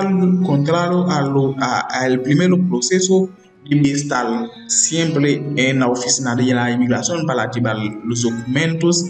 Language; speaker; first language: Spanish; non-native, learner; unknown